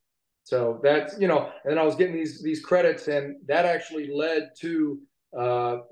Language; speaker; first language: English; native; English